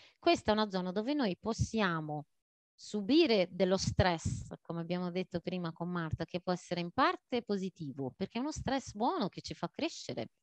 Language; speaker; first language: Italian; non-native, fluent; Maltese